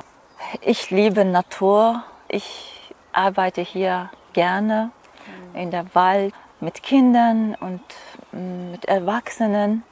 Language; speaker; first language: German; non-native, learner; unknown